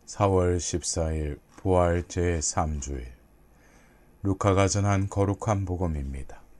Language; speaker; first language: Korean; native; Korean